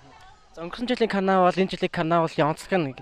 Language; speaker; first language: Mongolian; native; Mongolian